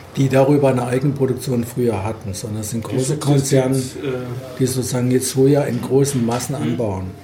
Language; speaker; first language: German; native; German